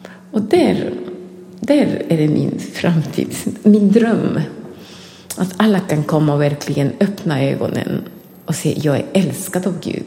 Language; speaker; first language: Swedish; non-native, fluent; Spanish